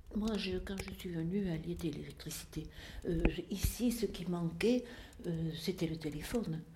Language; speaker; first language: French; native; French